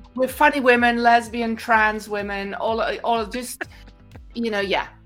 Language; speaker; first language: English; non-native, fluent; Dutch